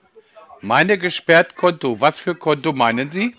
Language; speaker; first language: German; native; German